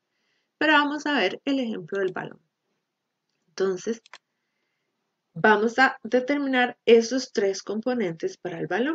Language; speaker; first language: Spanish; native; Spanish